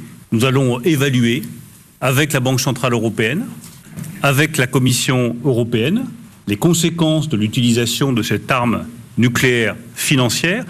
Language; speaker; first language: French; native; French